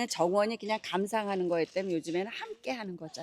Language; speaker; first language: Korean; native; Korean